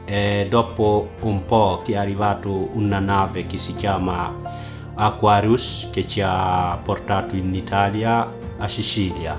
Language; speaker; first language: Italian; non-native, fluent; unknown